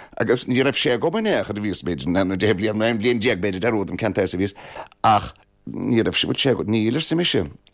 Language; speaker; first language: Irish; native; Irish